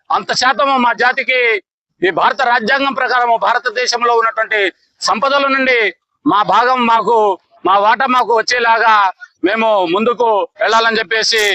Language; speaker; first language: Telugu; non-native, local second language; Lambadi